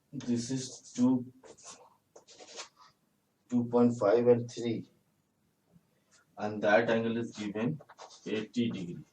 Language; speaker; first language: English; non-native, local second language; Hindi